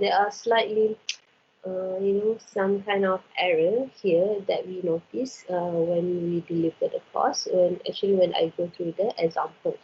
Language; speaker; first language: English; non-native, local second language; Malay